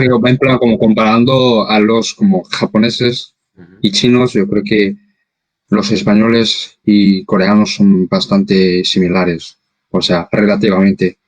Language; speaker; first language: Spanish; non-native, fluent; Korean